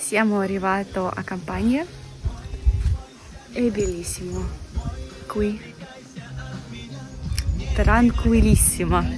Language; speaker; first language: Italian; non-native, learner; Russian